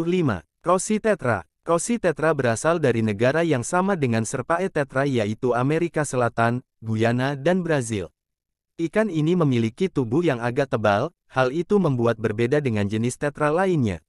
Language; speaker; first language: Indonesian; native; Indonesian